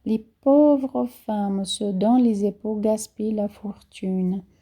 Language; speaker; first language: French; non-native, fluent; Portuguese